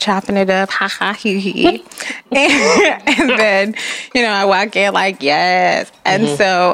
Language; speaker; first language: English; early bilingual, other home language; Jamaican Creole English